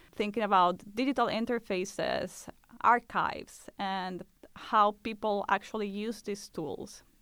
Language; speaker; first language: English; non-native, fluent; Spanish